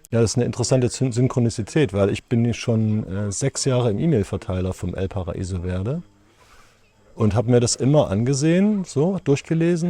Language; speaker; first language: German; native; German